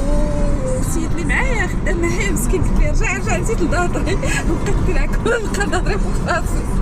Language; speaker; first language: Arabic; native; Arabic